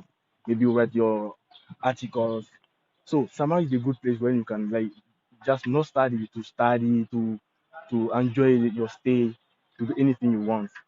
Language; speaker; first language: English; non-native, learner; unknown